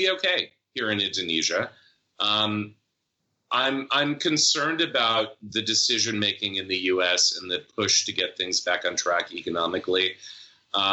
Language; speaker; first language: English; native; English